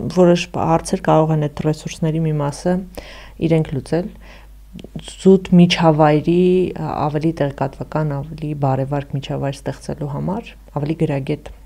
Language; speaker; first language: Armenian; native; Armenian